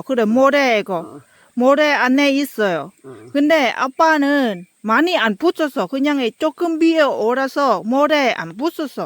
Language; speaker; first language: Korean; non-native, learner; Lao